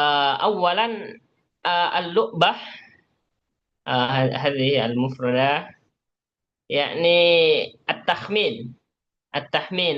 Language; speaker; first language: Arabic; non-native, learner; Indonesian